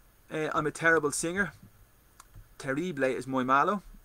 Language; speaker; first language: Spanish; non-native, learner; English